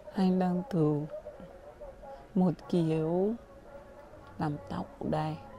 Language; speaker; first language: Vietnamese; non-native, learner; Portuguese